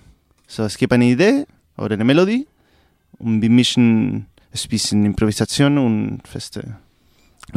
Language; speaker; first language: German; non-native, learner; Spanish